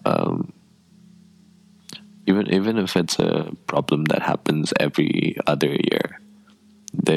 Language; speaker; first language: English; non-native, local second language; Tibetan